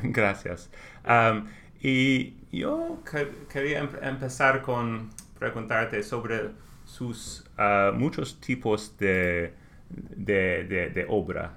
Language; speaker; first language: Spanish; non-native, learner; English